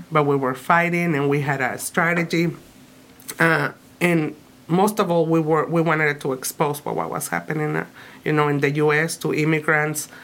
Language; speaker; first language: English; early bilingual, other home language; Spanish